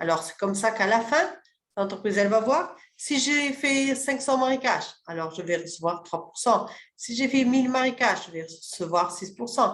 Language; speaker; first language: French; early bilingual, other home language; Portuguese